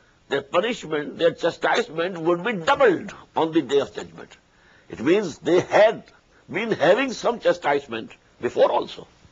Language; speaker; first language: English; non-native, local second language; Urdu